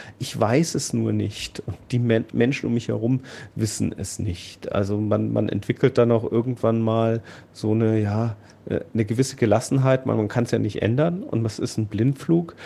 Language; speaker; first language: German; native; German